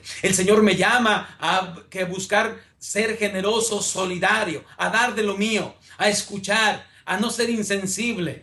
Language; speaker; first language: Spanish; native; Spanish